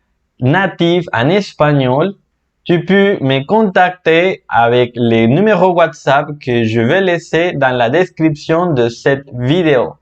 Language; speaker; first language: French; non-native, fluent; Spanish